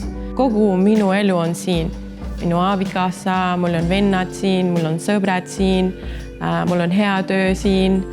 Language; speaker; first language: Estonian; non-native, fluent; Spanish